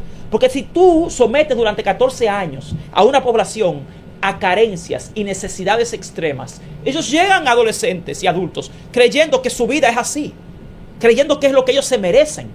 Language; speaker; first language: Spanish; native; Spanish